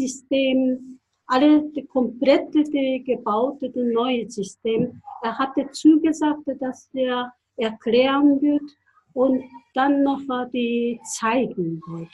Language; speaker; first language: German; non-native, fluent; Japanese